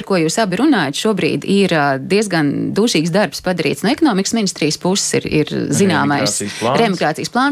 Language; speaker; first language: Latvian; native; Latvian